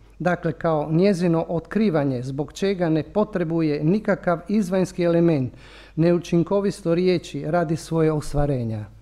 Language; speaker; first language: Croatian; non-native, local second language; Italian